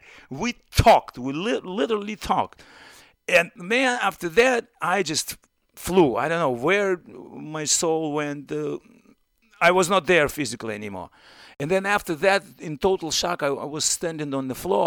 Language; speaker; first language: English; non-native, fluent; Russian